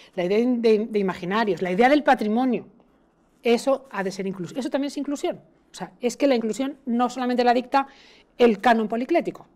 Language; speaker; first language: Spanish; native; Spanish